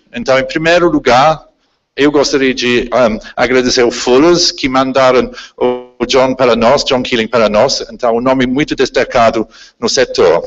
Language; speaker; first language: Portuguese; non-native, fluent; English